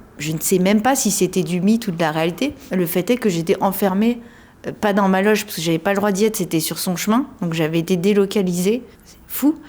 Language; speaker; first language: French; native; French